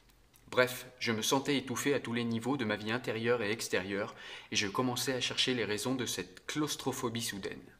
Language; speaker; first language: French; native; French